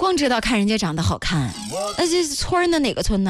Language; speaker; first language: Chinese; native; Chinese